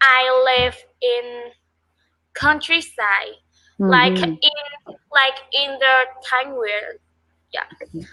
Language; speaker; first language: English; non-native, learner; Vietnamese